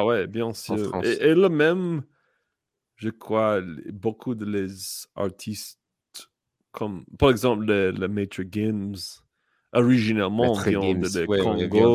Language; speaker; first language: French; non-native, learner; English